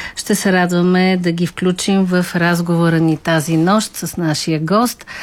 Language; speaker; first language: Bulgarian; native; Bulgarian